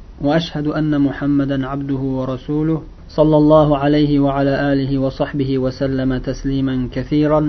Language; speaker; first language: Arabic; non-native, fluent; Uzbek